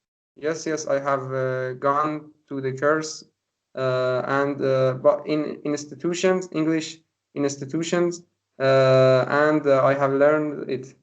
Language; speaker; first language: English; non-native, learner; Persian